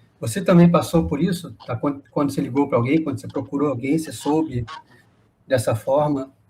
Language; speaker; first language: Portuguese; native; Portuguese